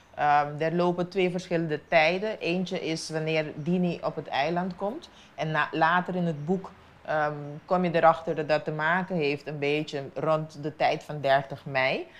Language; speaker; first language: Dutch; non-native, local second language; Papiamento